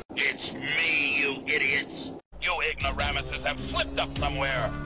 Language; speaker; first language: English; native; English